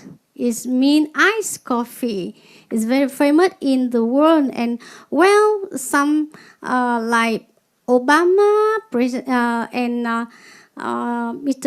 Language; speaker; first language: English; non-native, learner; Vietnamese